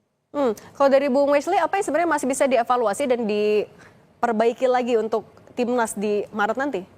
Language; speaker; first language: Indonesian; native; Indonesian